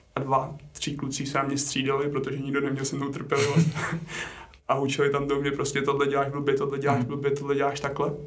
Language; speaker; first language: Czech; native; Czech